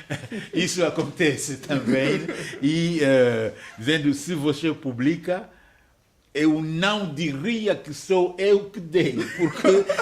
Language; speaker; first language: Portuguese; non-native, fluent; French